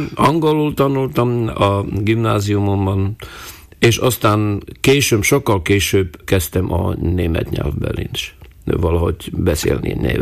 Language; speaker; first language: Hungarian; non-native, local second language; Slovak